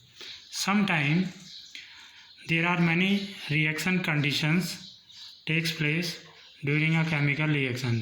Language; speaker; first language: English; non-native, local second language; Hindi